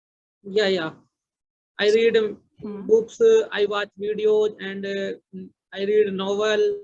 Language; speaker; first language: English; non-native, learner; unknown